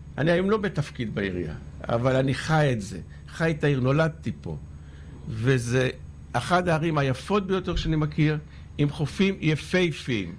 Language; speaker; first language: Hebrew; native; Hebrew